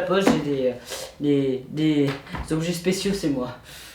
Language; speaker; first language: French; native; French